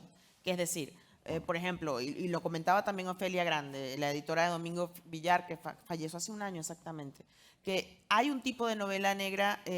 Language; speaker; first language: Spanish; native; Spanish